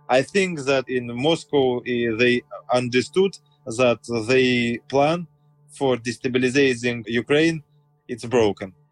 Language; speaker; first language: English; non-native, learner; Russian